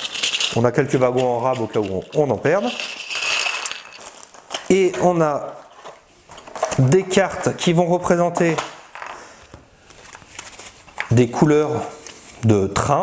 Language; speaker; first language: French; native; French